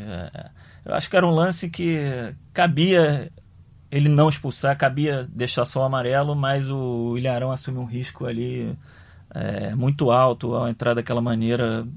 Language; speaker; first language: Portuguese; native; Portuguese